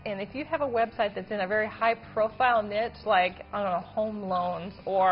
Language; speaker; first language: English; native; English